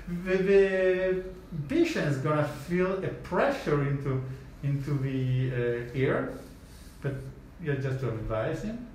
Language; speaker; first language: English; non-native, fluent; Italian